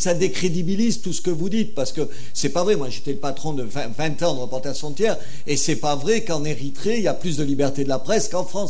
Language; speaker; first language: French; native; French